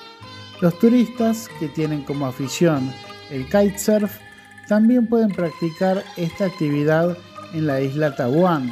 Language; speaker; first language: Spanish; non-native, fluent; Indonesian